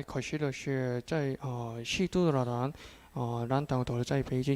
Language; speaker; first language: Chinese; non-native, learner; Korean